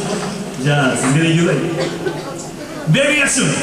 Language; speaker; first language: Japanese; native; Japanese